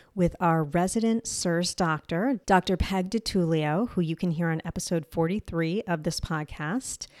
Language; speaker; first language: English; native; English